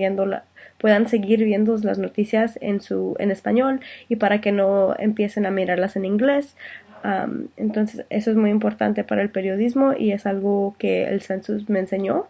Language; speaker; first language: Spanish; early bilingual, heritage; Spanish